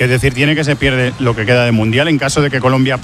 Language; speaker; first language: Spanish; native; Spanish